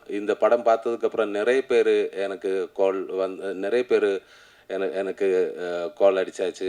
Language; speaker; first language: Tamil; non-native, learner; Malayalam